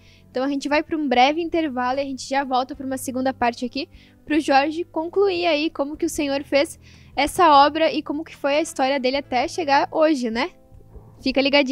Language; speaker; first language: Portuguese; native; Portuguese